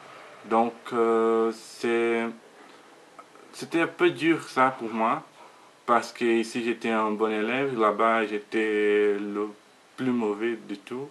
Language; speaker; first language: French; non-native, learner; Portuguese